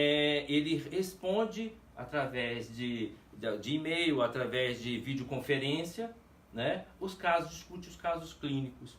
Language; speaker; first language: Portuguese; native; Portuguese